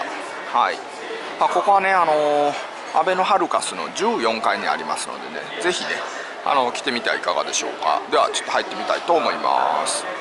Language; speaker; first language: Japanese; native; Japanese